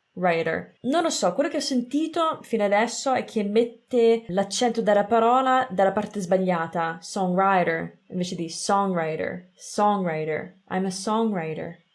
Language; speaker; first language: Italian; non-native, fluent; English